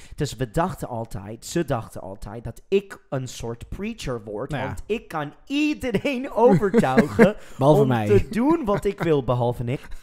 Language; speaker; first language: Dutch; non-native, fluent; English